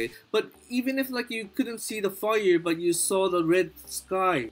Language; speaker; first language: English; non-native, learner; Japanese